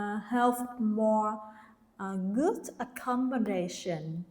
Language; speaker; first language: English; non-native, learner; Vietnamese